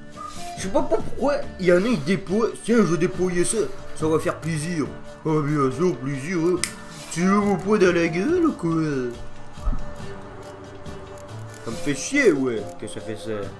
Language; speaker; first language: French; native; French